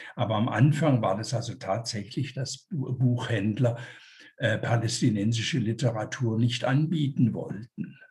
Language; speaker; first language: German; native; German